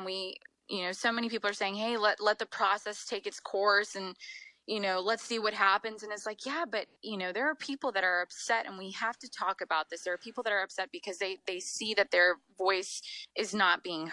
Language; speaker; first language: English; native; English